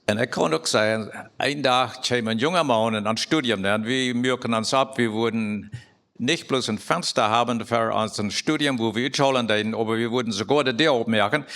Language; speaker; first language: German; non-native, learner; Plautdietsch